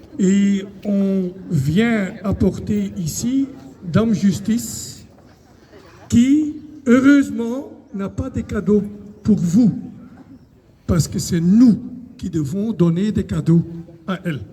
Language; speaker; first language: French; non-native, local second language; Dutch